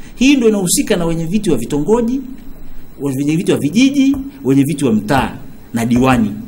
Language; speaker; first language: Swahili; native; Swahili